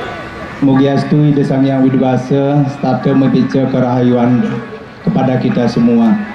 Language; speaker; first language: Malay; non-native, local second language; Balinese